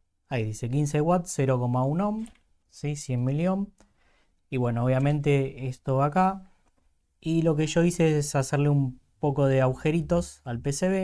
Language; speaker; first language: Spanish; native; Spanish